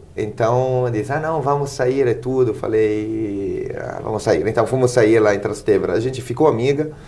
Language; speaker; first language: Portuguese; non-native, fluent; Italian